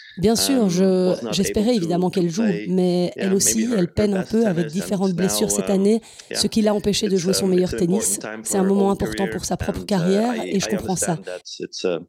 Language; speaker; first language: French; native; French